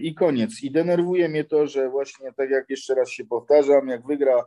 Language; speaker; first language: Polish; early bilingual, heritage; Polish